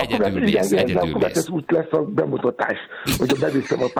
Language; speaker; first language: Hungarian; non-native, fluent; Yoruba